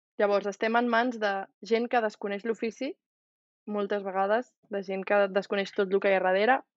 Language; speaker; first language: Catalan; native; Catalan